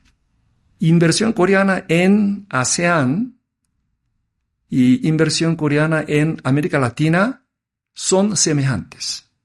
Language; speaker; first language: Spanish; non-native, fluent; Korean